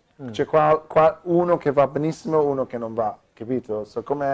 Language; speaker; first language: Italian; non-native, learner; English